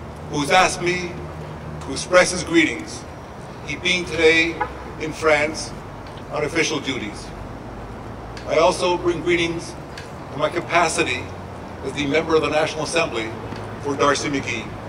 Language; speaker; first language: English; native; English